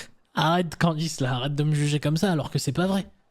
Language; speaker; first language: French; native; French